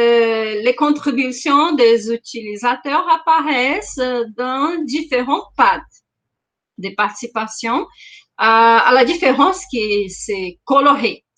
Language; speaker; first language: French; non-native, fluent; Portuguese